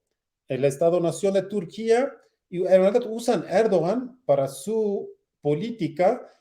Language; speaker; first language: Spanish; non-native, learner; Kurdish